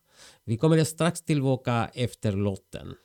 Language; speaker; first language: Swedish; non-native, fluent; Spanish